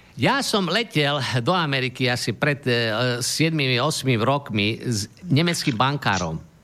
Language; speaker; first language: Slovak; native; Slovak